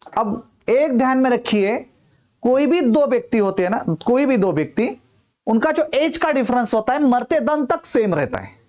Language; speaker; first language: Hindi; non-native, local second language; Marathi